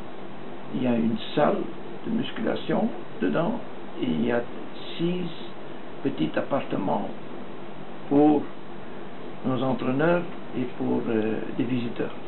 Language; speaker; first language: French; non-native, fluent; Dutch